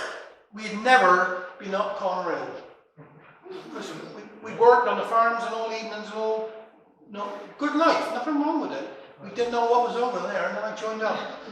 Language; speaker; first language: English; native; English